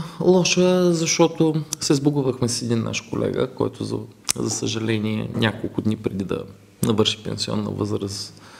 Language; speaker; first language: Bulgarian; native; Bulgarian